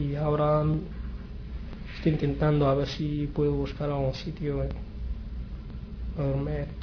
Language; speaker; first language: Spanish; non-native, learner; Arabic